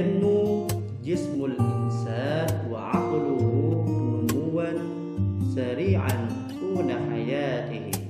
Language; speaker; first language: Arabic; non-native, fluent; Indonesian